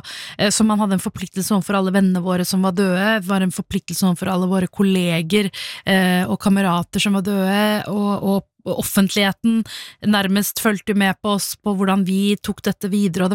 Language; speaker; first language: Norwegian; early bilingual, other home language; Tamil